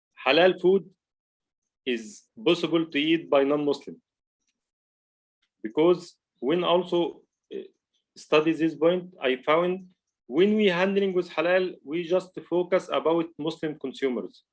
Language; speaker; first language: English; non-native, learner; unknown